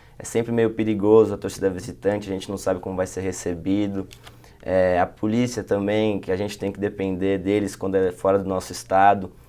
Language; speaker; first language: Portuguese; native; Portuguese